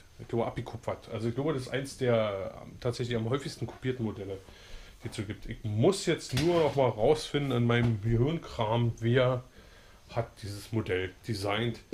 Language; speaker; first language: German; native; German